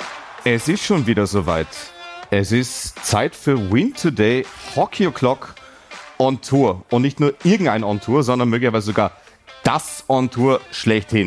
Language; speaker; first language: German; native; German